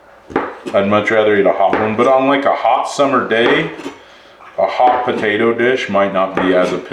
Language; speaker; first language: English; native; English